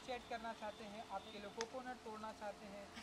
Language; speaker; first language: Hindi; native; Hindi